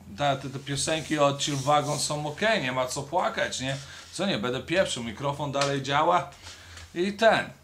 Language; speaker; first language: Polish; early bilingual, heritage; Polish